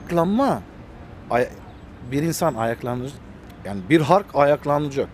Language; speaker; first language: Turkish; early bilingual, heritage; Armenian